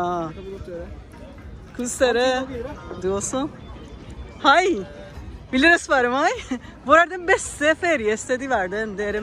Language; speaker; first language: Norwegian; non-native, learner; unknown